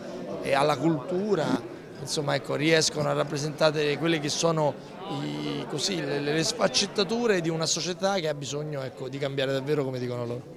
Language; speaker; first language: Italian; native; Italian